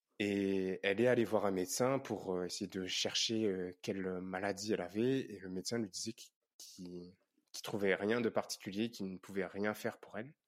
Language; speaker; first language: French; native; French